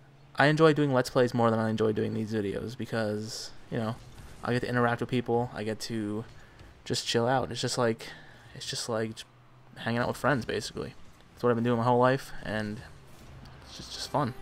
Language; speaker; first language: English; native; English